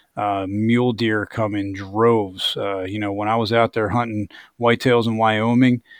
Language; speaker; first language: English; native; English